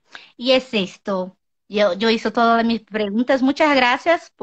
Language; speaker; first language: Spanish; non-native, learner; Portuguese